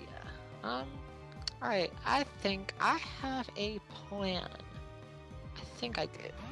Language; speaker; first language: English; native; English